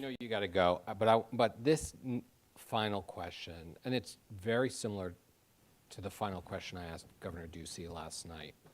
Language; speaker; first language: English; native; English